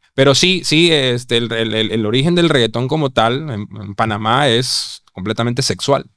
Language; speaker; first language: Spanish; native; Spanish